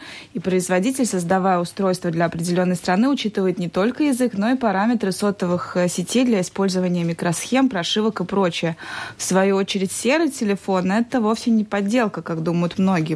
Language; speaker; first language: Russian; native; Russian